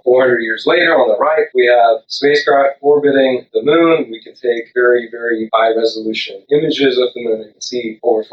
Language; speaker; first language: English; non-native, local second language; Sinhala